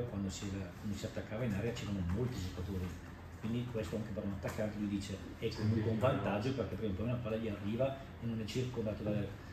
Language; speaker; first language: Italian; native; Italian